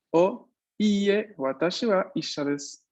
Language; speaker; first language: Japanese; non-native, fluent; Spanish